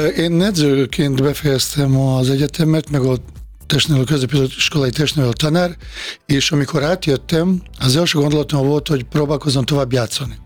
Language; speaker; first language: Hungarian; non-native, fluent; Bosnian